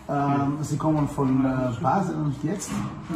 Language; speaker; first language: German; non-native, learner; Malagasy